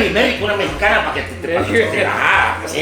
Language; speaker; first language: Spanish; native; Spanish